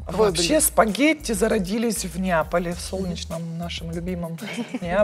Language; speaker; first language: Russian; native; Russian